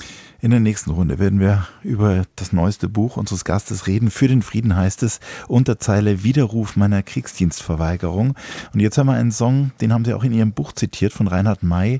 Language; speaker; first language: German; native; German